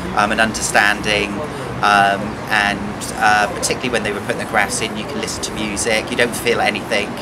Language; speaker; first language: English; native; English